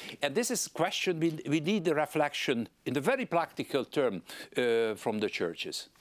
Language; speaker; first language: English; non-native, fluent; Hungarian